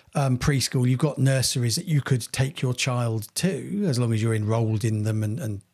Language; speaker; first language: English; native; English